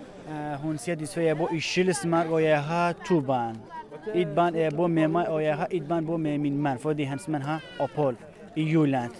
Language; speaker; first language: Danish; non-native, learner; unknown